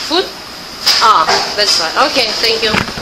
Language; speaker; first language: English; non-native, learner; Indonesian